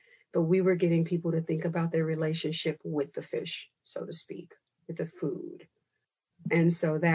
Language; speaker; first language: English; native; English